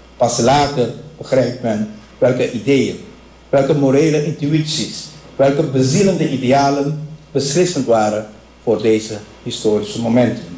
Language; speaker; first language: Dutch; non-native, local second language; Papiamento